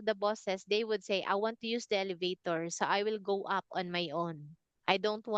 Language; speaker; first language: English; non-native, fluent; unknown